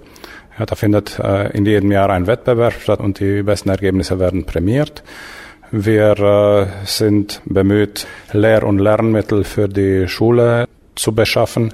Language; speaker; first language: German; native; German